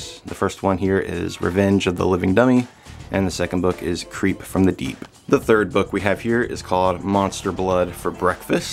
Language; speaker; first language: English; native; English